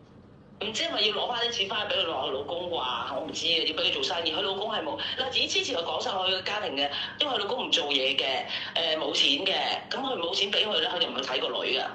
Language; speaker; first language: Cantonese; native; Cantonese